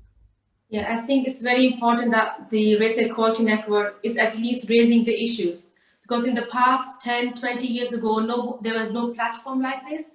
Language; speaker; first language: English; early bilingual, other home language; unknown